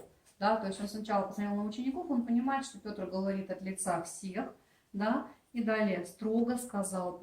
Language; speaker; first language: Russian; native; Russian